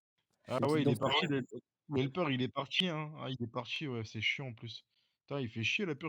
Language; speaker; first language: French; native; French